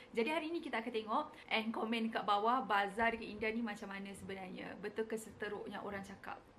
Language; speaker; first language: Malay; native; Malay